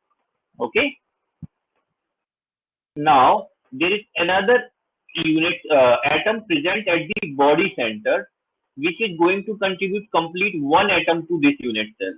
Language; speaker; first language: English; non-native, local second language; Hindi